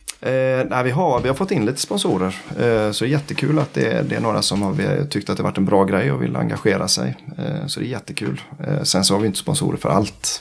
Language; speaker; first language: Swedish; native; Swedish